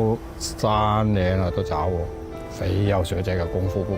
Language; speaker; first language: Chinese; non-native, local second language; Cantonese